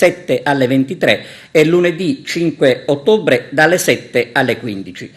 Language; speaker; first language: Italian; native; Italian